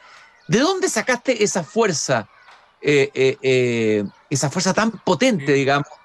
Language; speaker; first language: Spanish; native; Spanish